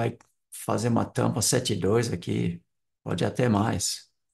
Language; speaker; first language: Portuguese; non-native, fluent; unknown